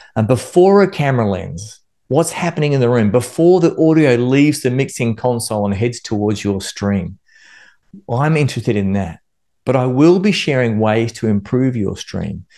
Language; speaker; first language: English; native; English